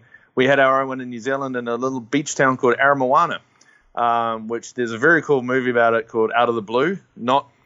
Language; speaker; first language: English; native; English